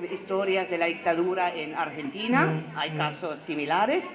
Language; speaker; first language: Spanish; non-native, fluent; German